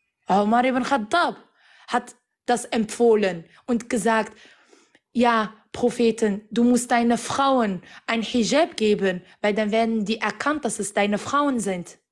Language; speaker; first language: German; non-native, fluent; Arabic